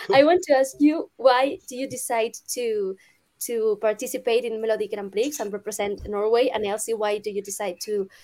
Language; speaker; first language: English; non-native, learner; Spanish